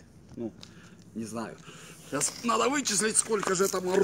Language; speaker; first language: Russian; native; Russian